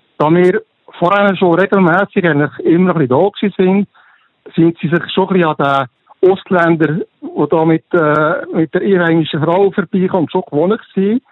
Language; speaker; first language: German; native; German